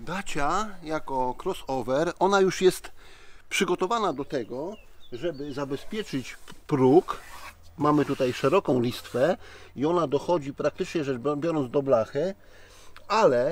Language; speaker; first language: Polish; native; Polish